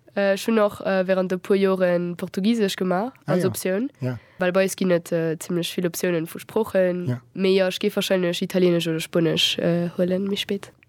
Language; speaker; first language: Luxembourgish; early bilingual, other home language; Spanish